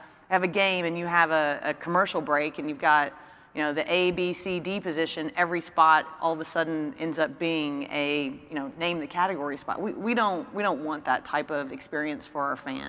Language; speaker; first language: English; native; English